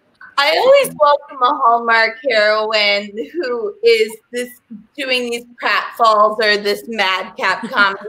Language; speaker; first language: English; native; English